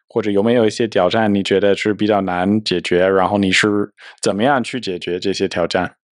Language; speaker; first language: Chinese; non-native, fluent; English